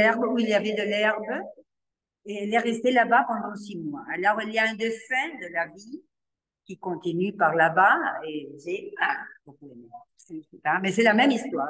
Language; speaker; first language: French; non-native, learner; Spanish